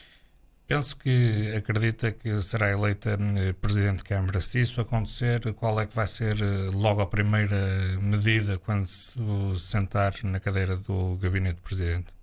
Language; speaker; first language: Portuguese; native; Portuguese